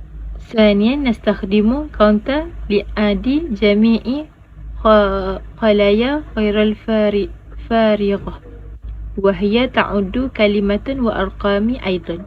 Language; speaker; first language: Arabic; non-native, learner; Malay